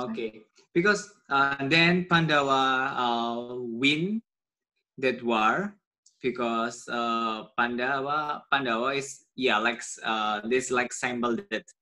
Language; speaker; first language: English; non-native, learner; Indonesian